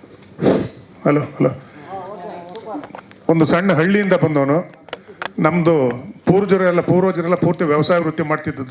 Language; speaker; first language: Kannada; native; Kannada